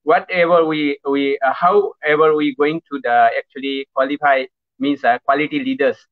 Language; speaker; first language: English; non-native, learner; Nepali